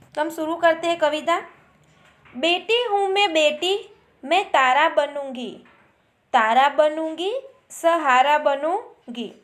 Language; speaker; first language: Hindi; non-native, local second language; Gujarati